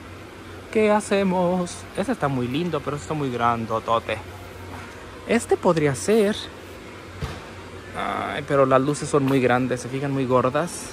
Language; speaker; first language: Spanish; native; Spanish